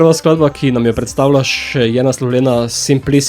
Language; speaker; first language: Slovenian; native; Slovenian